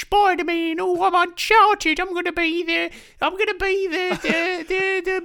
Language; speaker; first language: English; native; English